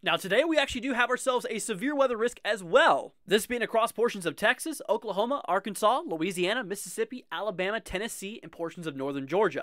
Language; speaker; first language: English; native; English